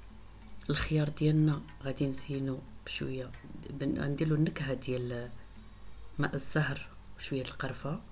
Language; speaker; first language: Arabic; native; Arabic